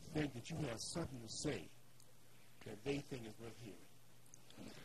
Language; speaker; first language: English; native; English